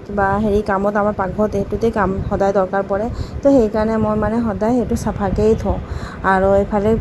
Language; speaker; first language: Assamese; native; Assamese